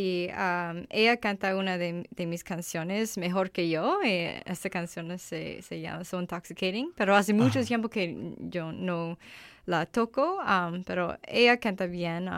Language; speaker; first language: Spanish; non-native, learner; English